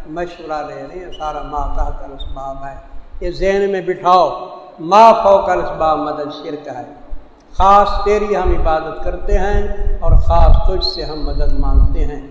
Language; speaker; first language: Urdu; non-native, local second language; Saraiki